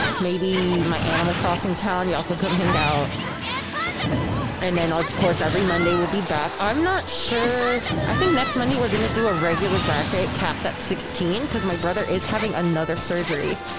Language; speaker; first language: English; native; English